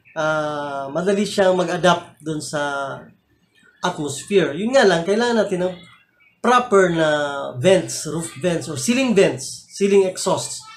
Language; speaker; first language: Filipino; native; Filipino